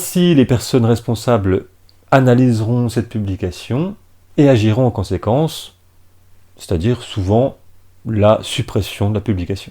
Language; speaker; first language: French; native; French